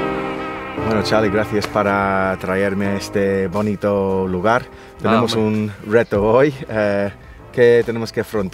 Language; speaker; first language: Spanish; non-native, fluent; English